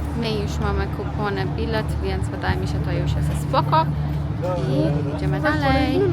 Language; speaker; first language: Polish; non-native, learner; Persian